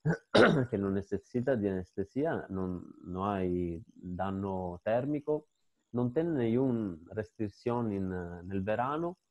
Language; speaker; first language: Spanish; non-native, fluent; Italian